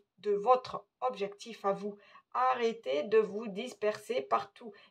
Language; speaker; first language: French; native; French